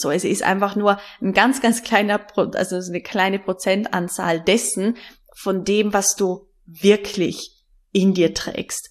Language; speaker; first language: German; native; German